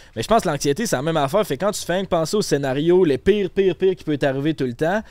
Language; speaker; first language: French; native; French